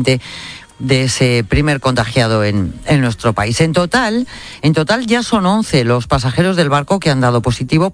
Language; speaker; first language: Spanish; native; Spanish